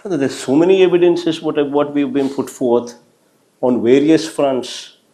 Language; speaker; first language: English; non-native, local second language; Telugu